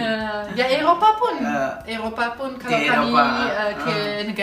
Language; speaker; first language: Indonesian; non-native, fluent; German